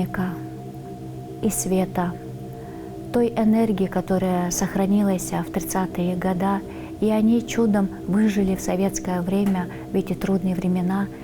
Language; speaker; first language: Russian; non-native, local second language; Tuvinian